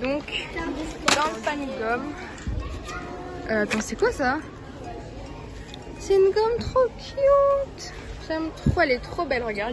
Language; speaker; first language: French; native; French